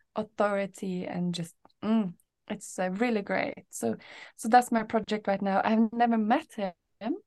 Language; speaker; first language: English; non-native, fluent; Norwegian